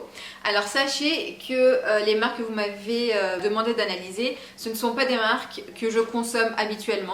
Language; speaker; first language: French; native; French